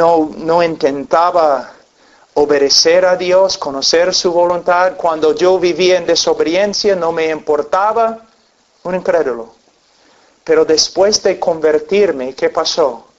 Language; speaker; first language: Spanish; non-native, fluent; English